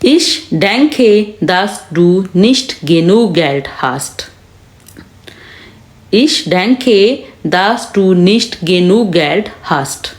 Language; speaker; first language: German; non-native, fluent; Urdu